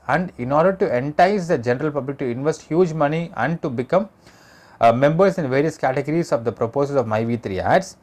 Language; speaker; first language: English; non-native, local second language; Tamil